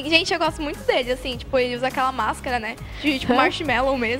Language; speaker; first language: Portuguese; native; Portuguese